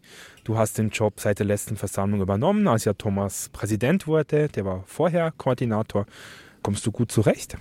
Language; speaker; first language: German; native; German